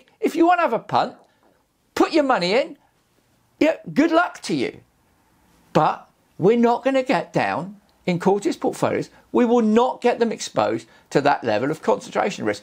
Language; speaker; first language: English; native; English